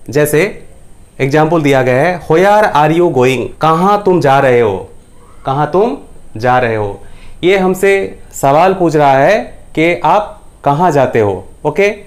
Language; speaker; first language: Hindi; non-native, local second language; Bangla